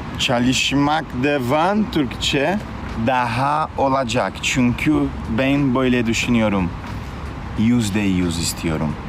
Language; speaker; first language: Turkish; non-native, learner; Portuguese